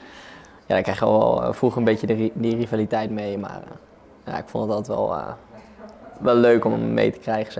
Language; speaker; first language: Dutch; native; Dutch